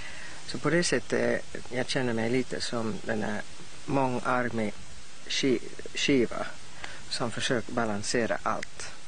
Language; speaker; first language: Swedish; non-native, fluent; English